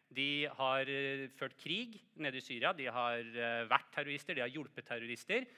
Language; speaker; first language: Norwegian; native; Norwegian